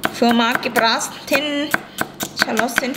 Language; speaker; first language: German; non-native, learner; Thai